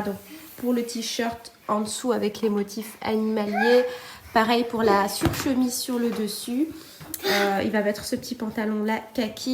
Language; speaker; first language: French; native; French